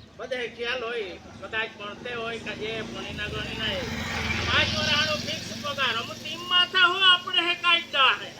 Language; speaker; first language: Gujarati; non-native, local second language; Bhili